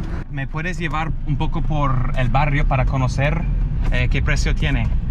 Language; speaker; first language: Spanish; non-native, fluent; English